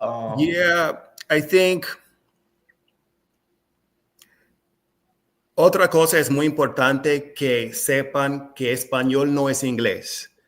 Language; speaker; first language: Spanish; non-native, fluent; English